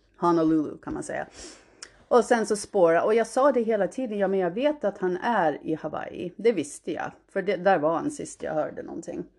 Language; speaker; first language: Swedish; early bilingual, heritage; Swedish